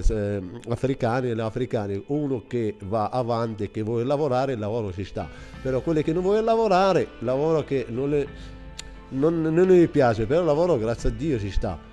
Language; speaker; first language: Italian; non-native, learner; Arabic